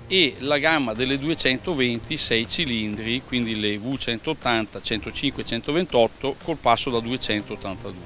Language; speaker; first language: Italian; native; Italian